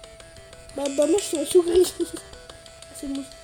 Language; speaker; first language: French; native; French